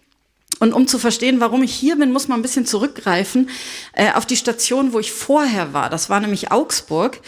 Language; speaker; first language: German; native; German